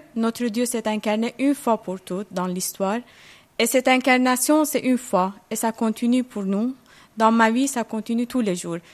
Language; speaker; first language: French; non-native, fluent; Persian